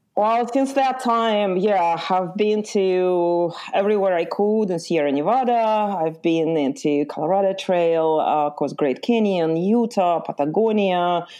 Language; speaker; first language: English; early bilingual, other home language; Lithuanian